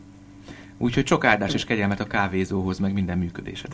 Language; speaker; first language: Hungarian; native; Hungarian